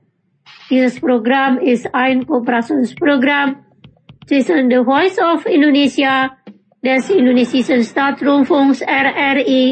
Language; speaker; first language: German; non-native, fluent; Indonesian